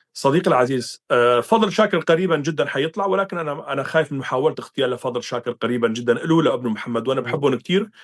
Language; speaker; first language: Arabic; non-native, local second language; Kurdish